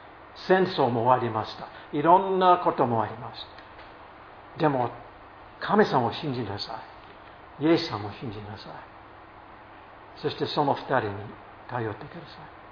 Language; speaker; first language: Japanese; non-native, fluent; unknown